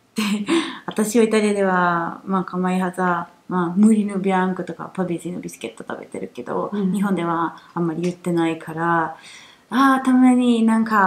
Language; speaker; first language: Japanese; non-native, fluent; Italian